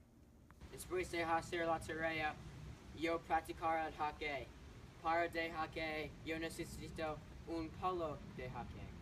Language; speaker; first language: Spanish; non-native, learner; English